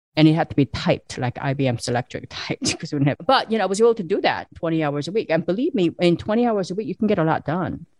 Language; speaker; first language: English; early bilingual, other home language; Korean